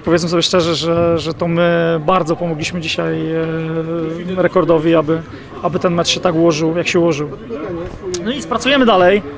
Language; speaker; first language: Polish; native; Polish